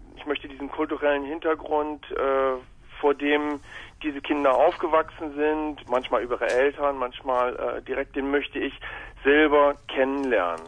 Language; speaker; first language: German; native; German